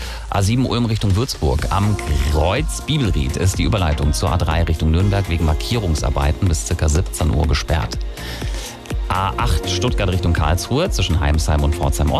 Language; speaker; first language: German; native; German